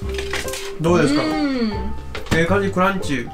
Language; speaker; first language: Japanese; native; Japanese